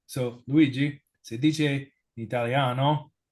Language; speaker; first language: Italian; non-native, learner; English